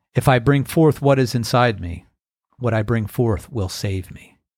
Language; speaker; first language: English; native; English